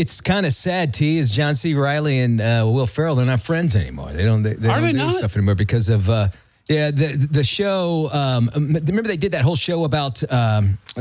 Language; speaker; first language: English; native; English